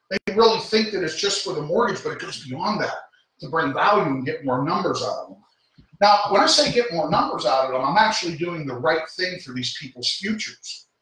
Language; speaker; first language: English; native; English